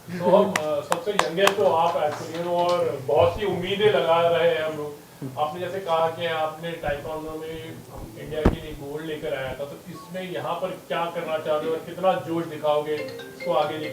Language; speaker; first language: Hindi; native; Hindi